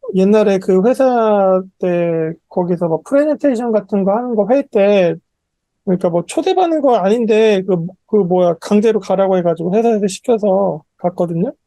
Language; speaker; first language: Korean; native; Korean